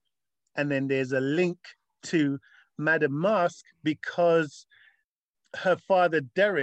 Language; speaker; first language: English; native; English